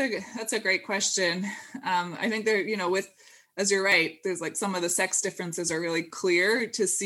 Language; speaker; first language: English; native; English